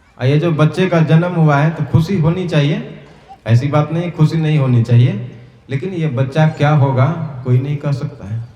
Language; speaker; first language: Hindi; native; Hindi